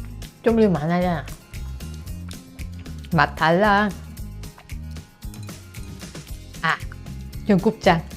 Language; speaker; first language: Korean; non-native, learner; Vietnamese